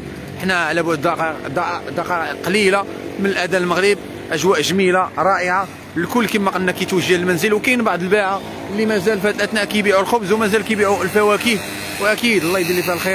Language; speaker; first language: Arabic; native; Arabic